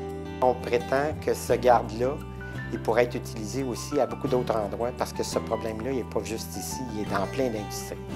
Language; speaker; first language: French; native; French